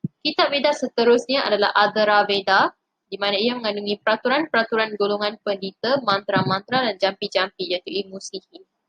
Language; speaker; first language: Malay; non-native, local second language; Tamil